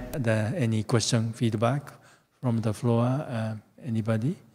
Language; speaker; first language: English; non-native, fluent; Japanese